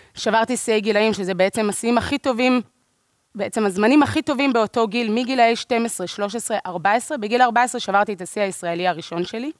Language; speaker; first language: Hebrew; native; Hebrew